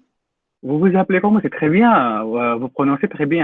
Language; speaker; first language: French; non-native, fluent; Indonesian